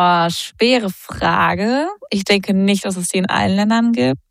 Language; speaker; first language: German; native; German